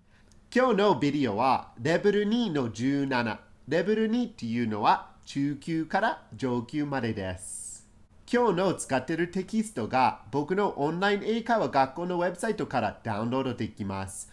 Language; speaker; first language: Japanese; non-native, fluent; English